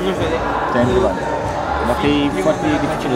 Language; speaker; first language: English; non-native, fluent; Romanian